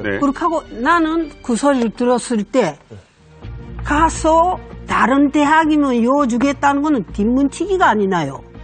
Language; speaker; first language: Korean; early bilingual, heritage; Korean